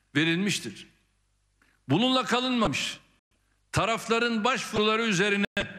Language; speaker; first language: Turkish; native; Turkish